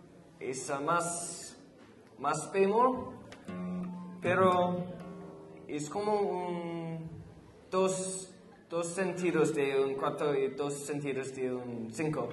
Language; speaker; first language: Spanish; non-native, learner; English